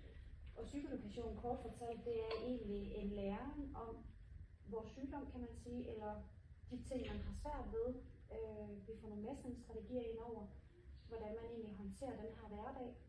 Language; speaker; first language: Danish; native; Danish